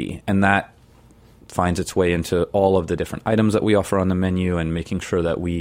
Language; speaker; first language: English; native; English